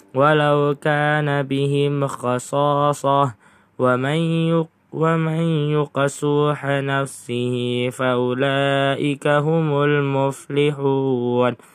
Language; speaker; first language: Arabic; non-native, learner; Indonesian